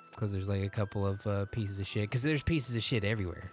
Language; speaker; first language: English; native; English